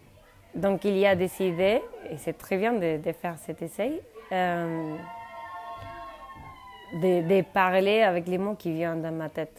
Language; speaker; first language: French; non-native, fluent; Spanish